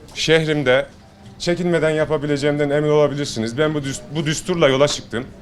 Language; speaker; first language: Turkish; native; Turkish